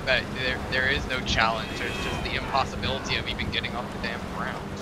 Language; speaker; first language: English; native; English